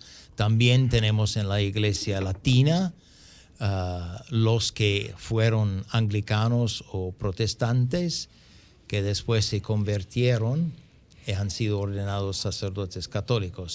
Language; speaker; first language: Spanish; non-native, fluent; English